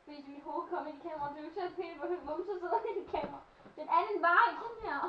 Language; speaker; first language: Danish; native; Danish